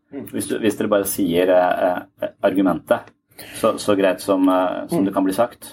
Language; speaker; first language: Norwegian; native; Norwegian